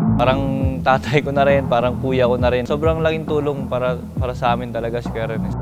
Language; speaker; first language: Filipino; non-native, local second language; Cebuano